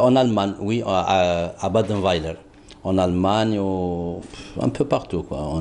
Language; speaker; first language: French; non-native, local second language; Arabic